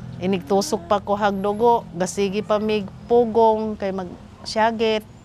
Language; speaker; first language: Cebuano; native; Cebuano